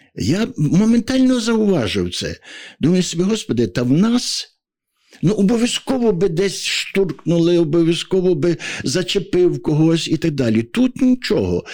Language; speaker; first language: Ukrainian; native; Ukrainian